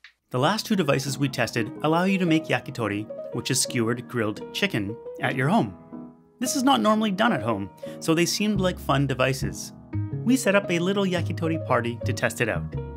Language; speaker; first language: English; native; English